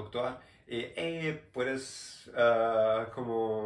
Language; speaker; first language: Spanish; non-native, learner; German